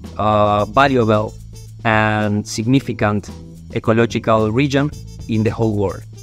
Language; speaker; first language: English; non-native, fluent; Spanish